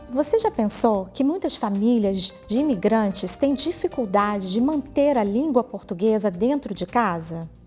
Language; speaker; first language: Portuguese; native; Portuguese